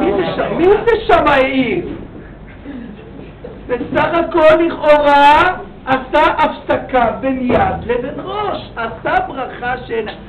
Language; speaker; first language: Hebrew; native; Hebrew